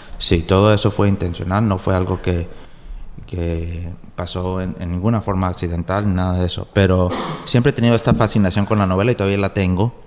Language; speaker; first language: Spanish; early bilingual, heritage; Spanish